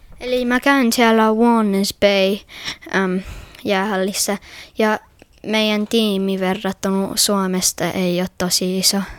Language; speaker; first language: Finnish; early bilingual, heritage; Finnish